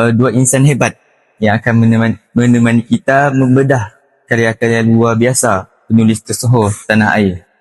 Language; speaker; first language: Malay; native; Malay